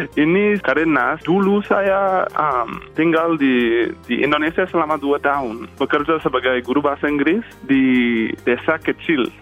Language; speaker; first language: Indonesian; non-native, fluent; English